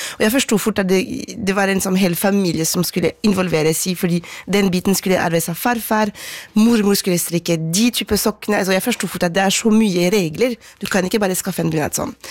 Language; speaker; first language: Norwegian; non-native, fluent; French